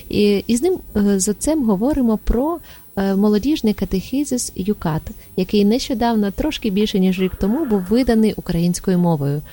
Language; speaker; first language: Ukrainian; native; Ukrainian